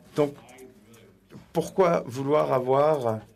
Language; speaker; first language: French; non-native, fluent; Swedish